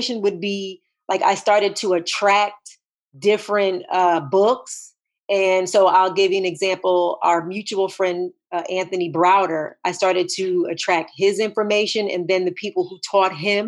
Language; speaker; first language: English; native; English